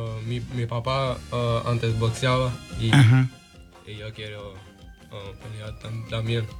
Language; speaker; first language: Spanish; early bilingual, heritage; Spanish